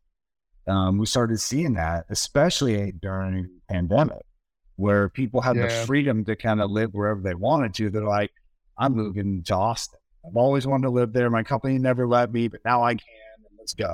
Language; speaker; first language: English; native; English